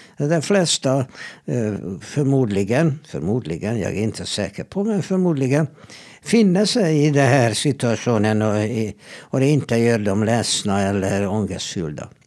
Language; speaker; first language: Swedish; non-native, fluent; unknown